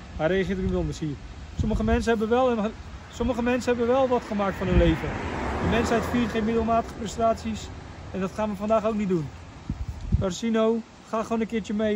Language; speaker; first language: Dutch; native; Dutch